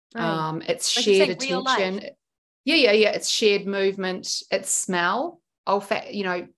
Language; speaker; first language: English; native; English